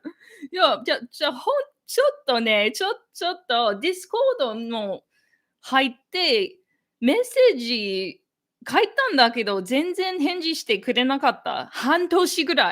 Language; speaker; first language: Japanese; non-native, fluent; English